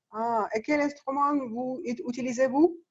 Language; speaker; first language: French; non-native, learner; Russian